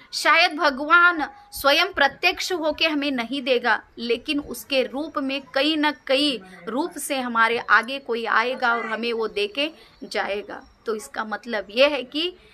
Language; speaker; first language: Hindi; non-native, local second language; Kannada